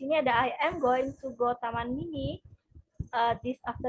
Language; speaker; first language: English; non-native, fluent; Indonesian